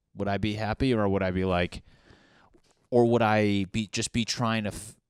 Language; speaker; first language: English; native; English